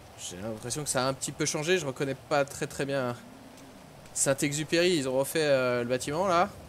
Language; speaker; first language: French; native; French